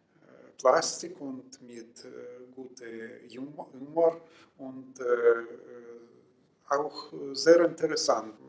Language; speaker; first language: German; non-native, fluent; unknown